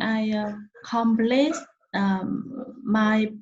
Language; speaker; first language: English; non-native, learner; Vietnamese